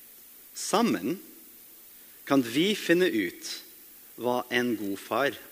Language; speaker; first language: Norwegian; non-native, fluent; English